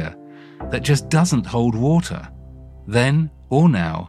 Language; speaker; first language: English; native; English